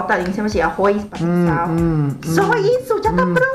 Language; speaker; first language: Portuguese; non-native, learner; Thai